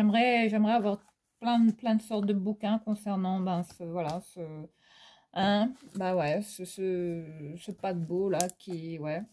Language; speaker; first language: French; native; French